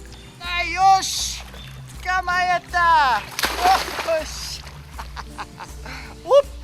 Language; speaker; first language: Japanese; non-native, learner; English